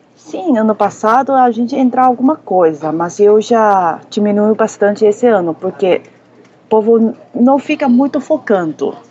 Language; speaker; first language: Portuguese; non-native, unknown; Chinese